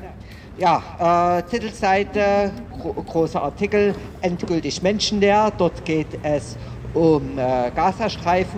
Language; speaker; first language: German; native; German